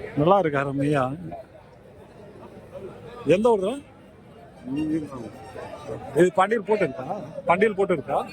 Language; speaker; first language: Tamil; native; Tamil